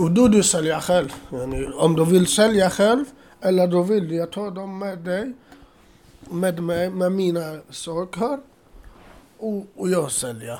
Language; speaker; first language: Swedish; non-native, learner; Assyrian Neo-Aramaic